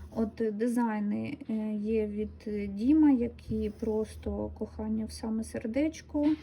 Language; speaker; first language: Ukrainian; non-native, local second language; Russian